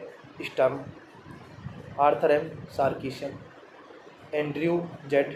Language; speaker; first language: English; non-native, learner; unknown